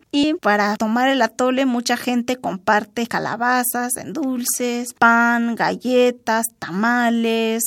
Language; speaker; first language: Spanish; non-native, local second language; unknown